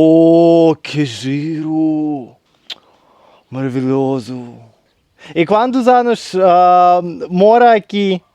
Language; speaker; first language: Portuguese; non-native, learner; Russian